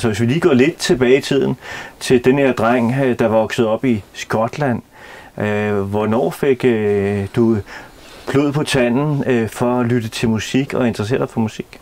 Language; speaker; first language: Danish; native; Danish